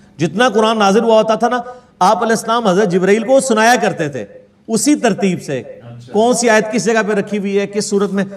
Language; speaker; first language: Urdu; non-native, local second language; Punjabi